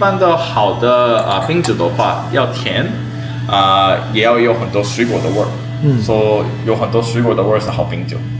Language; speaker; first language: Chinese; non-native, fluent; Korean